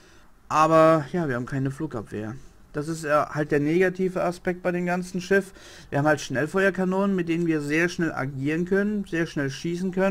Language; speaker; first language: German; native; German